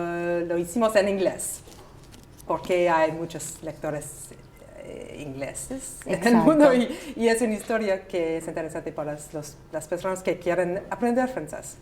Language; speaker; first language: Spanish; non-native, learner; English